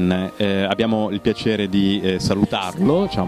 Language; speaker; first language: Italian; native; Italian